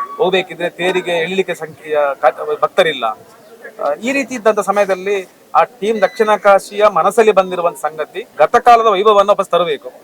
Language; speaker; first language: Kannada; native; Kannada